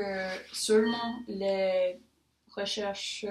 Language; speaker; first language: French; non-native, learner; English